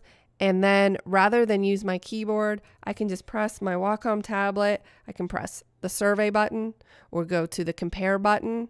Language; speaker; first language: English; native; English